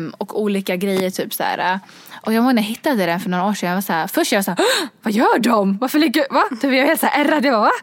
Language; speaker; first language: Swedish; early bilingual, other home language; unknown